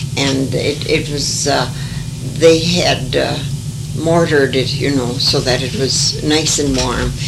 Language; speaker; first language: English; early bilingual, other home language; French